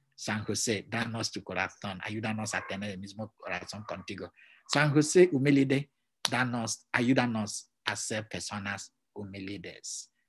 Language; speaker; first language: Spanish; non-native, fluent; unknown